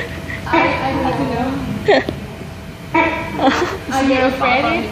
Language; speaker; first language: English; non-native, learner; Thai